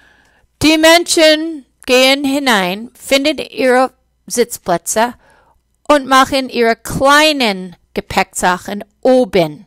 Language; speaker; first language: German; non-native, fluent; English